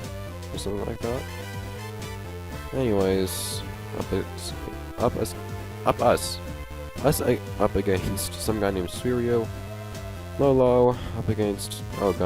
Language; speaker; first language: English; native; English